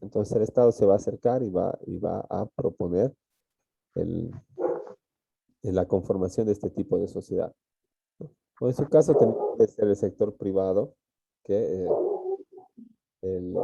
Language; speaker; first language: Spanish; native; Spanish